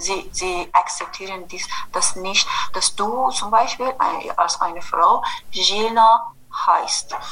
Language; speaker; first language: German; non-native, fluent; Kurdish